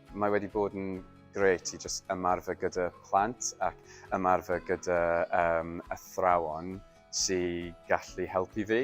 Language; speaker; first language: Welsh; non-native, learner; English